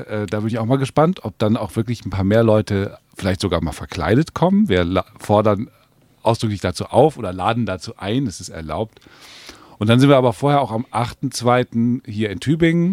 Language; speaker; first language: German; native; German